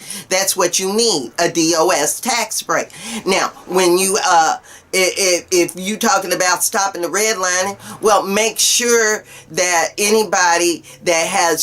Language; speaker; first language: English; native; English